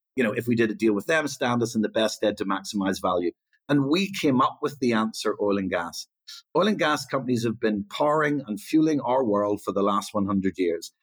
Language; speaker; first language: English; native; English